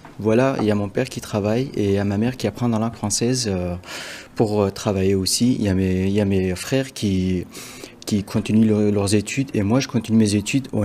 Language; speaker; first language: French; non-native, fluent; Arabic